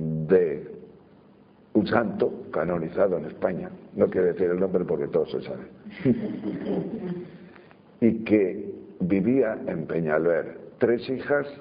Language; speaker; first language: Spanish; native; Spanish